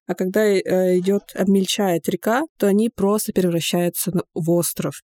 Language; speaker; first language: Russian; non-native, local second language; Yakut